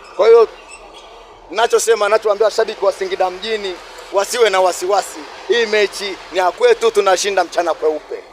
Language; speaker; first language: Swahili; native; Swahili